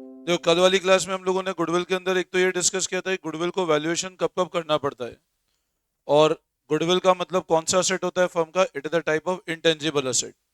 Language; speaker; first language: Hindi; native; Hindi